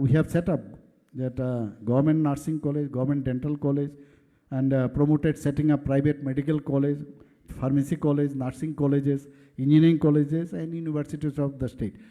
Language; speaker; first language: English; non-native, local second language; Bangla